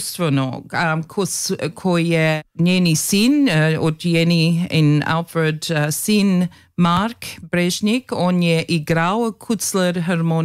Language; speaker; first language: Slovenian; early bilingual, heritage; Slovenian